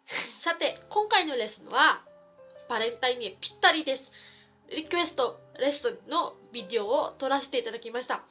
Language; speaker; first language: Japanese; non-native, fluent; Filipino